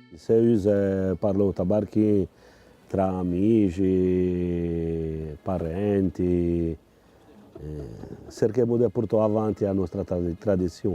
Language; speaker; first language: Italian; non-native, local second language; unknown